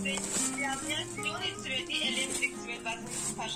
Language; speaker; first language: Russian; non-native, learner; Tajik